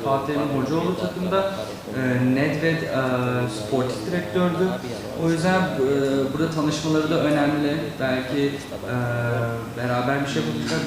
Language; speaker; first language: Turkish; non-native, fluent; Czech